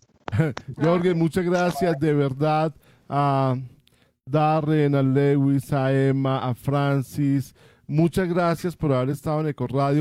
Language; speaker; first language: Spanish; native; Spanish